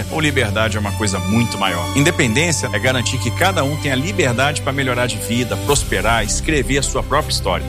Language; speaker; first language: Portuguese; native; Portuguese